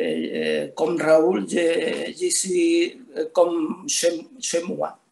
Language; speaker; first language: French; non-native, learner; Spanish